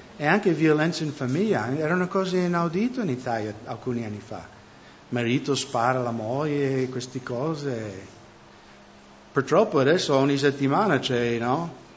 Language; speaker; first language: Italian; non-native, fluent; English